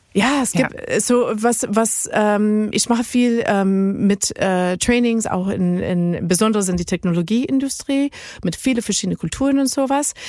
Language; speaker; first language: German; non-native, learner; Spanish